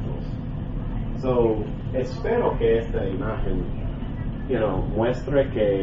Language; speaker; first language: Spanish; non-native, learner; English